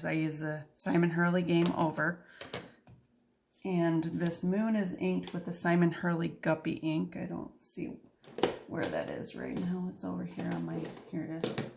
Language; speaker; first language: English; native; English